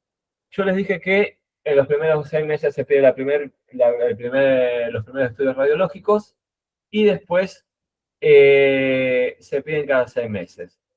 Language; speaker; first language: Spanish; native; Spanish